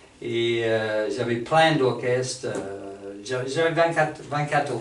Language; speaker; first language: French; non-native, fluent; English